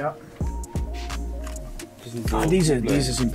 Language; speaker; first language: German; non-native, learner; Dutch